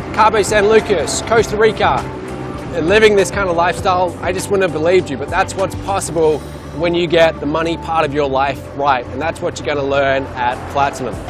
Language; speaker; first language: English; native; English